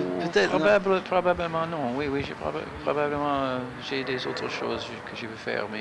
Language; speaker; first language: French; non-native, fluent; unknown